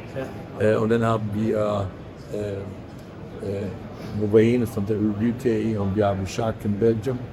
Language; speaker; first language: German; non-native, learner; Danish